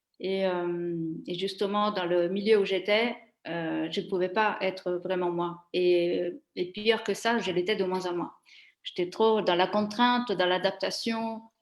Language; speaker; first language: French; non-native, fluent; Italian